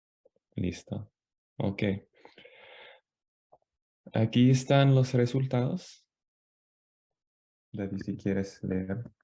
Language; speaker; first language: Spanish; non-native, fluent; English